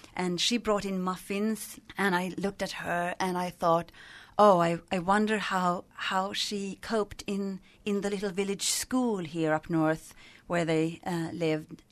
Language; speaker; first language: English; non-native, fluent; Swedish